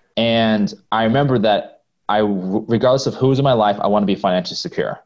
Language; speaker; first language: English; native; English